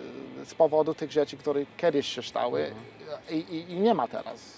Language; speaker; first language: Polish; non-native, fluent; English